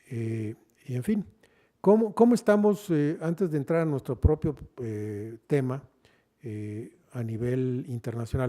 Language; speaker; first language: Spanish; native; Spanish